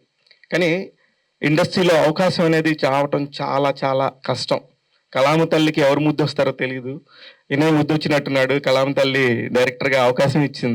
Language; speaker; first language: Telugu; native; Telugu